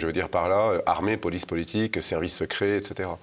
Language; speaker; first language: French; native; French